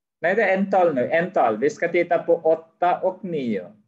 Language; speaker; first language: Swedish; non-native, fluent; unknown